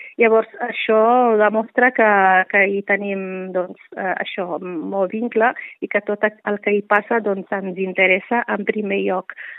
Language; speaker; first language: Catalan; non-native, fluent; Riffian